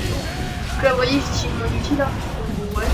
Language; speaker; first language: French; native; French